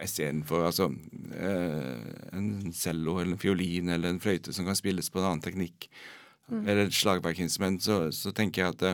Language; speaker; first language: Norwegian; native; Norwegian